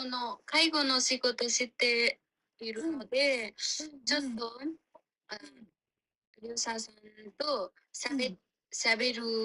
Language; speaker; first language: Japanese; non-native, fluent; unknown